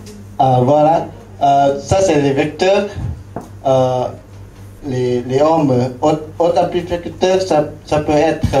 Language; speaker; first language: French; non-native, learner; Lao